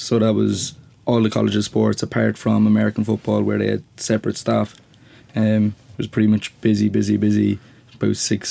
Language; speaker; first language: English; native; English